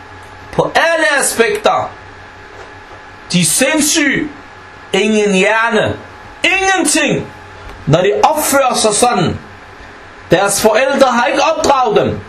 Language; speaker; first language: Danish; non-native, fluent; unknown